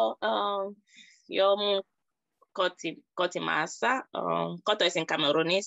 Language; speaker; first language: Finnish; non-native, learner; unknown